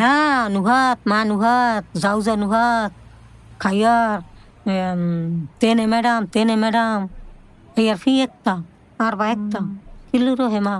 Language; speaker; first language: Arabic; non-native, learner; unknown